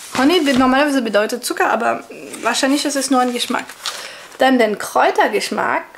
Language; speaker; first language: German; non-native, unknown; French